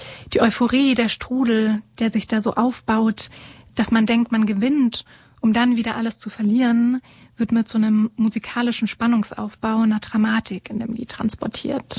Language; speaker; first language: German; native; German